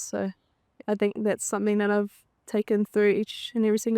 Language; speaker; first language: English; native; English